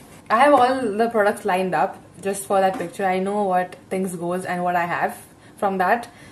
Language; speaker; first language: English; non-native, local second language; Gujarati